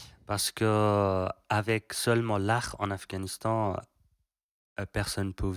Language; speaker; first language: French; non-native, learner; Persian